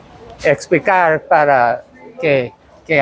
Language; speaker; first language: Spanish; non-native, learner; English